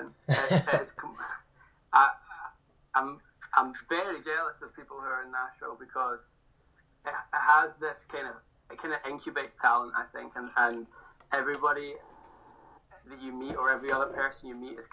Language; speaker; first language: English; native; English